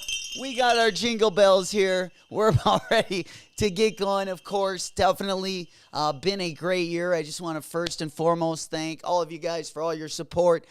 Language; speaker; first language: English; native; English